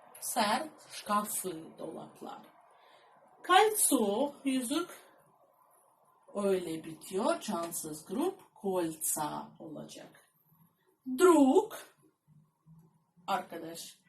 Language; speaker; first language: Turkish; non-native, fluent; Russian